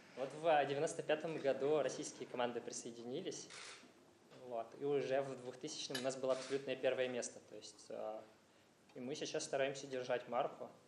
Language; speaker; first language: Russian; native; Russian